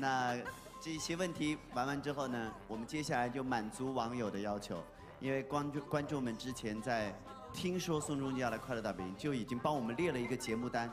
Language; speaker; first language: Chinese; native; Chinese